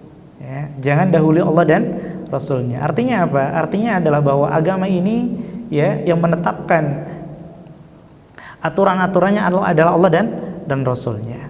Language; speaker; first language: Indonesian; native; Indonesian